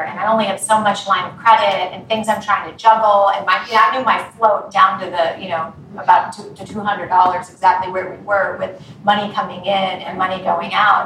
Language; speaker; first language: English; native; English